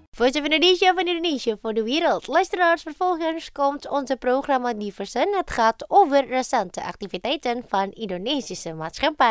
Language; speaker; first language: Dutch; non-native, fluent; Indonesian